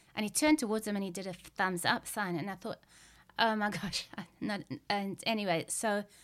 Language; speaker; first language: English; native; English